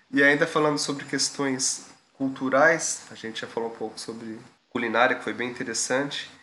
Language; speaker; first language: Portuguese; native; Portuguese